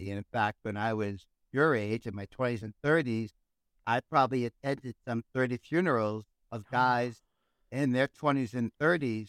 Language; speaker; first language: English; native; English